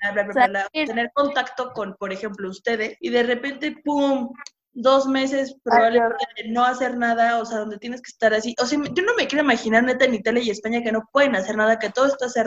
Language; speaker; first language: Spanish; native; Spanish